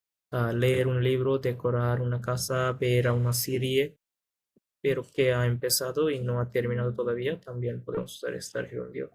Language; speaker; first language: Spanish; non-native, fluent; Bangla